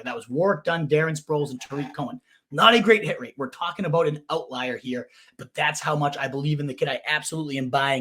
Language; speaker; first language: English; native; English